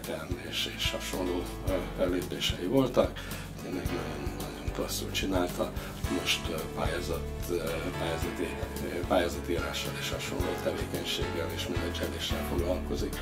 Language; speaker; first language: Hungarian; native; Hungarian